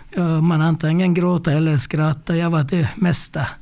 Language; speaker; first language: Swedish; non-native, fluent; Turkish